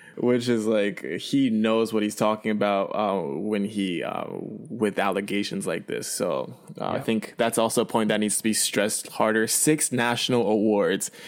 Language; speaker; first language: English; early bilingual, other home language; Chinese